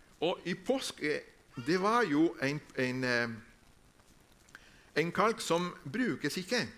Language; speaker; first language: Norwegian; non-native, fluent; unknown